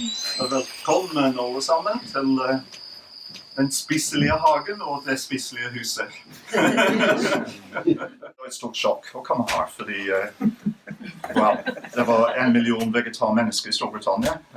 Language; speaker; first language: Norwegian; non-native, fluent; English